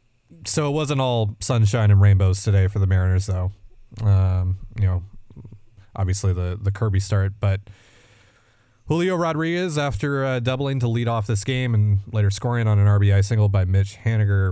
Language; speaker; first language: English; native; English